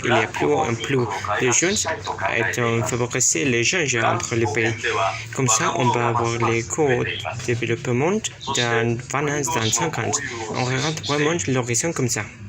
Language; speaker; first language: French; non-native, learner; Japanese